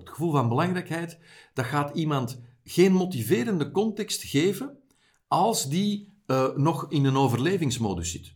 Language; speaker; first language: Dutch; native; Dutch